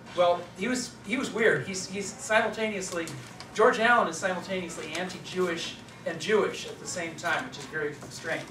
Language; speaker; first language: English; native; English